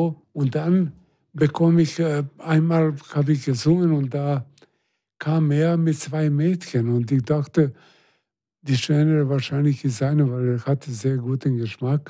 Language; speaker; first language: German; non-native, fluent; Serbian